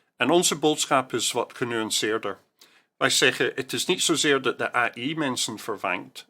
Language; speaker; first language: Dutch; non-native, fluent; English